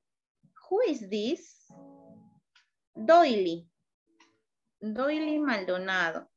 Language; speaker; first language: English; non-native, learner; Spanish